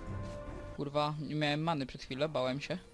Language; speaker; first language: Polish; native; Polish